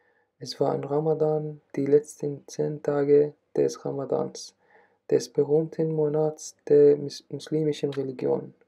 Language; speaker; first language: German; non-native, learner; Arabic